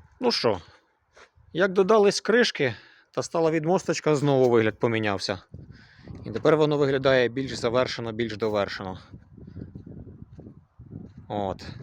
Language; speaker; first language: Ukrainian; native; Ukrainian